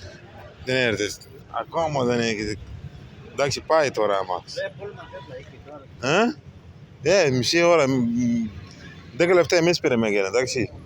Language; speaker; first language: Greek; non-native, learner; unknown